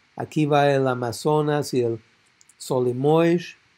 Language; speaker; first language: Spanish; non-native, fluent; English